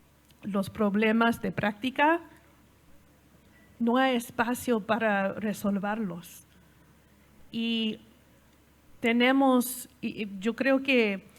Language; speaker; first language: Spanish; non-native, learner; English